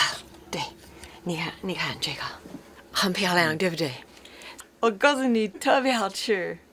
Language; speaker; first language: Chinese; non-native, fluent; English